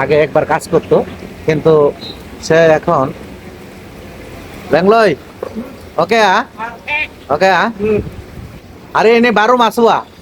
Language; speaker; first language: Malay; non-native, learner; Bangla